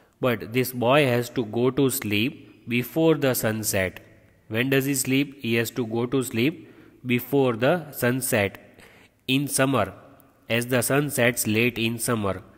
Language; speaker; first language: English; non-native, local second language; Gujarati